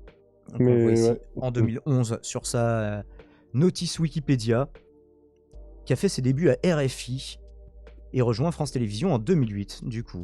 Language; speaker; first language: French; native; French